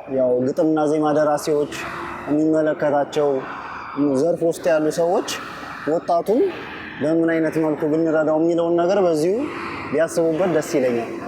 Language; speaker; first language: Amharic; native; Amharic